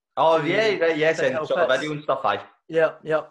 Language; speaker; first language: English; native; English